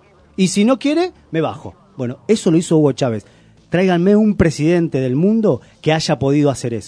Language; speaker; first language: Spanish; native; Spanish